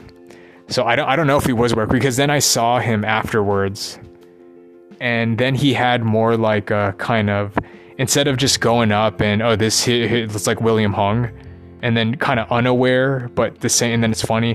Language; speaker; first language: English; native; English